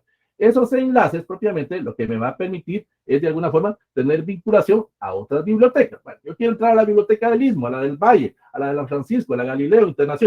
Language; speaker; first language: Spanish; native; Spanish